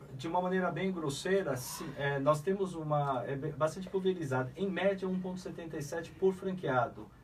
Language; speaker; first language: Portuguese; early bilingual, other home language; Korean